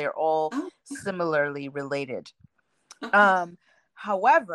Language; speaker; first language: English; non-native, local second language; Shona